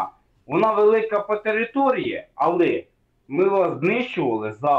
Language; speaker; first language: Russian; non-native, local second language; Ukrainian